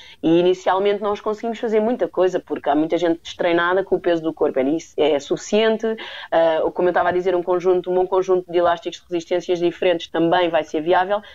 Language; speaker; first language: Portuguese; native; Portuguese